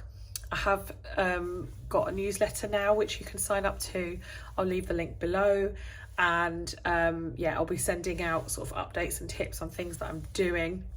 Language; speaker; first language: English; native; English